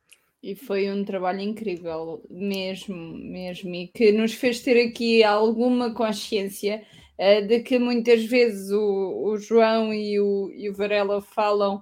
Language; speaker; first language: Portuguese; native; Portuguese